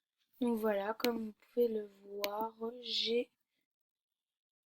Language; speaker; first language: French; native; French